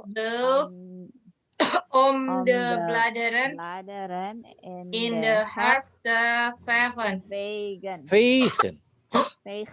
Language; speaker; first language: Dutch; non-native, learner; Indonesian